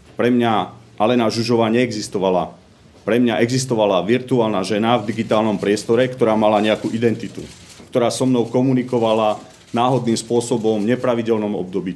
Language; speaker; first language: Slovak; native; Slovak